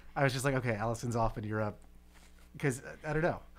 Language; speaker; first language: English; native; English